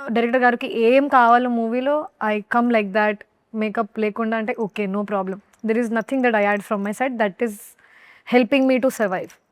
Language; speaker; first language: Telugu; non-native, learner; Hindi